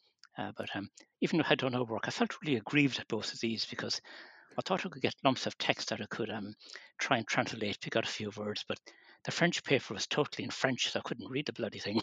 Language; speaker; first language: English; native; English